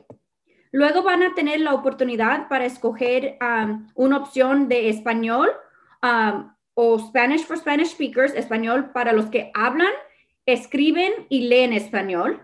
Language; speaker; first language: Spanish; early bilingual, other home language; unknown